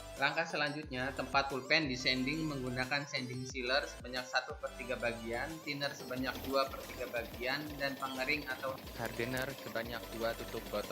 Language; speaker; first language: Indonesian; native; Indonesian